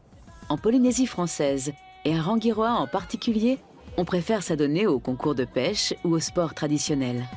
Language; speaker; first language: French; native; French